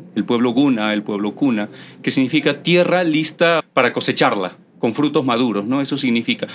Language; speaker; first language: Spanish; native; Spanish